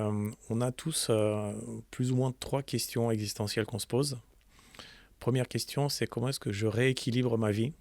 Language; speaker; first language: French; native; French